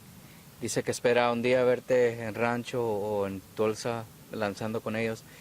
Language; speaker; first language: Spanish; non-native, fluent; English